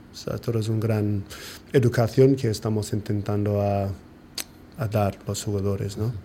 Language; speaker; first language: Spanish; non-native, fluent; English